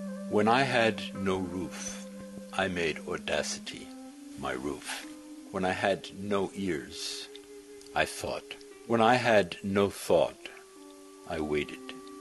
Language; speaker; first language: English; native; English